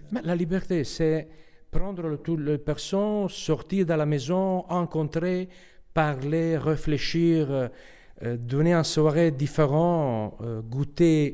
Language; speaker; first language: French; non-native, fluent; Italian